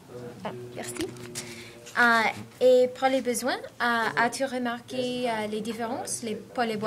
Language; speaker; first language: French; non-native, learner; English